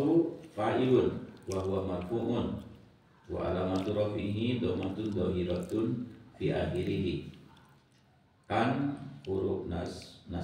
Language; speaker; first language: Arabic; non-native, learner; Indonesian